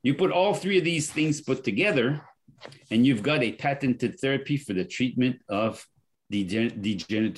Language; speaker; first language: English; non-native, fluent; French